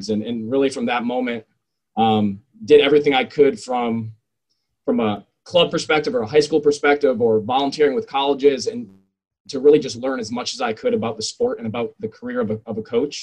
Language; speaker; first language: English; native; English